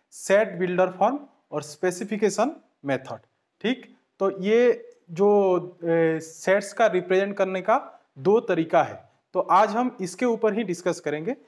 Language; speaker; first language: Hindi; non-native, local second language; Bangla